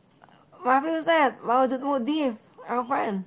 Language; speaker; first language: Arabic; non-native, learner; Indonesian